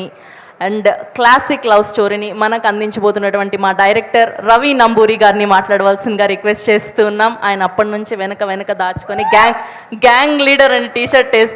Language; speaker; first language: Telugu; native; Telugu